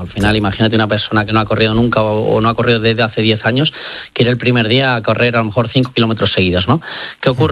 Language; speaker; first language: Spanish; native; Spanish